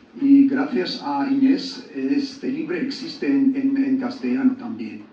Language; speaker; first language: Spanish; non-native, learner; Georgian